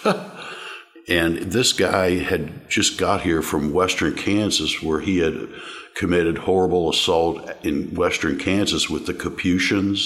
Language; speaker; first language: English; native; English